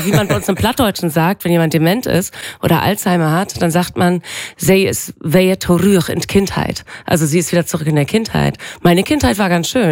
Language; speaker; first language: German; non-native, local second language; Low German